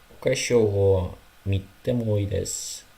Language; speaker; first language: Japanese; non-native, learner; Ukrainian